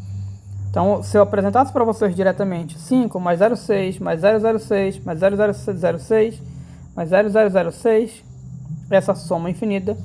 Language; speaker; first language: Portuguese; native; Portuguese